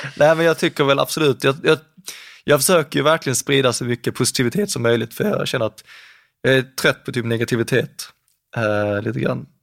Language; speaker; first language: Swedish; native; Swedish